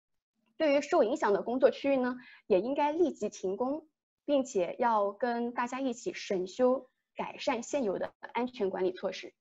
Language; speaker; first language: Chinese; native; Chinese